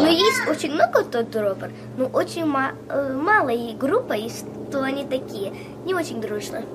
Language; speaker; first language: Russian; early bilingual, heritage; Russian